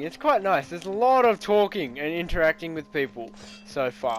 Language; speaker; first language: English; native; English